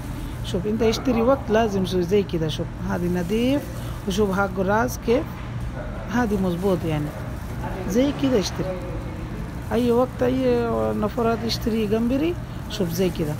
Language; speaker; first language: Arabic; non-native, learner; Bangla